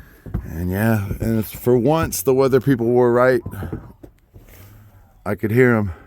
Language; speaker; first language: English; native; English